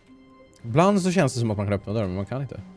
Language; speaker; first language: Swedish; native; Swedish